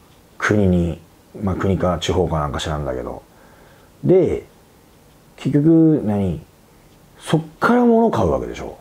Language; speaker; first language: Japanese; native; Japanese